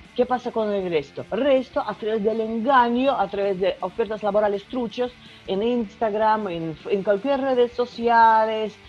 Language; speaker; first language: Spanish; non-native, learner; Russian